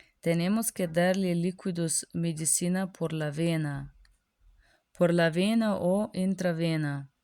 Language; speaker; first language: Spanish; non-native, learner; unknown